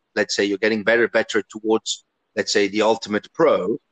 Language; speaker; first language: English; early bilingual, other home language; Italian